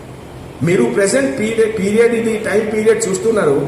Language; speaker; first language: Telugu; non-native, fluent; Hindi